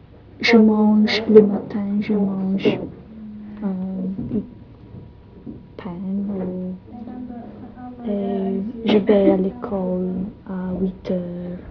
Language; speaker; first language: French; non-native, learner; English